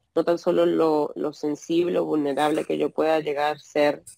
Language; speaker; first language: Spanish; native; Spanish